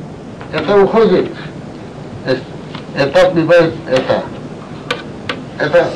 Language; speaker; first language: Russian; non-native, learner; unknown